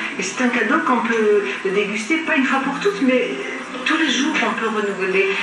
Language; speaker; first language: French; native; French